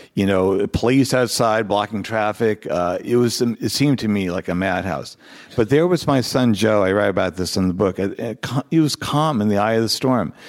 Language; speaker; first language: English; native; English